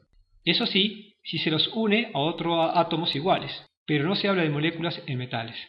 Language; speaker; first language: Spanish; native; Spanish